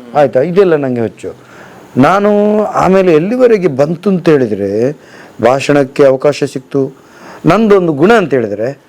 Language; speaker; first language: Kannada; non-native, local second language; Tulu